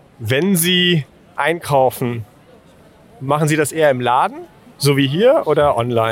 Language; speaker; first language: German; native; German